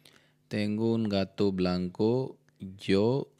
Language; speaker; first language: Spanish; non-native, learner; Hindi